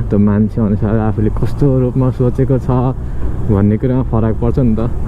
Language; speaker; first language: Nepali; native; Nepali